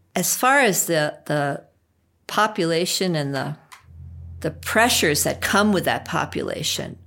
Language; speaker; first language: English; native; English